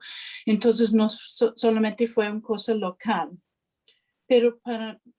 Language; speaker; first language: Spanish; non-native, fluent; English